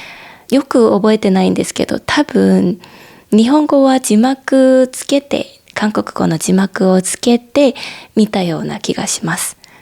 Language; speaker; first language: Japanese; non-native, fluent; Korean